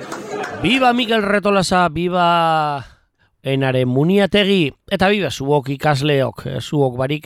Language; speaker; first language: Basque; native; Basque